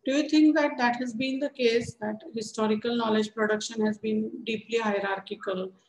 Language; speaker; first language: English; non-native, local second language; Marathi